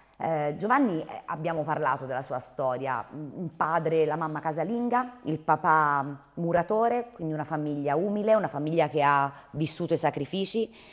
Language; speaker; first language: Italian; native; Italian